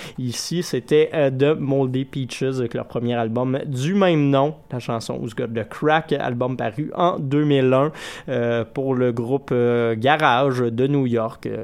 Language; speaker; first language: French; native; French